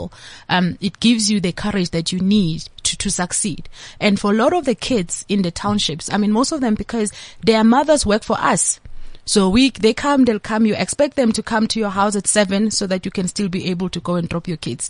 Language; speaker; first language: English; non-native, local second language; Zulu